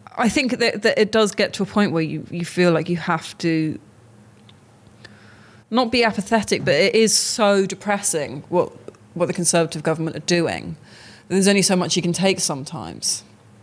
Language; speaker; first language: English; native; English